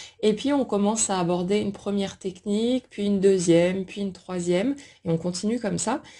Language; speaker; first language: French; native; French